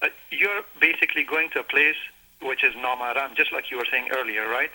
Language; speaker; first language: English; early bilingual, other home language; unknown